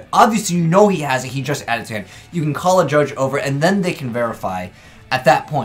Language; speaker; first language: English; native; English